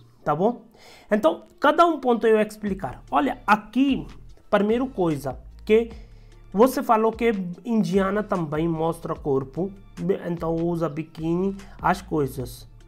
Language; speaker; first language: Portuguese; non-native, learner; Hindi